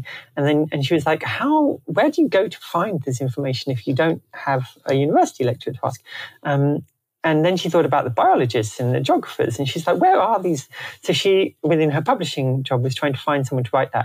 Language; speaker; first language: English; native; English